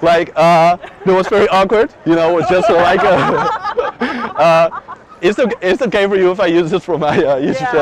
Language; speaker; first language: English; non-native, fluent; Dutch